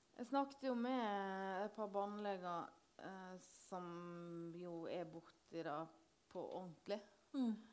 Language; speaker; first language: Norwegian; native; Norwegian